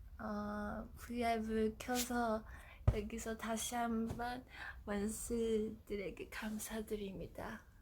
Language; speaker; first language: Korean; non-native, fluent; Japanese